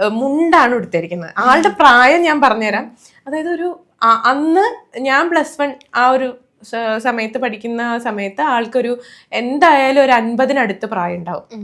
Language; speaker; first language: Malayalam; native; Malayalam